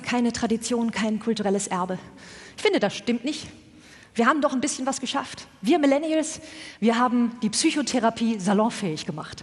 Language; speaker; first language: German; native; German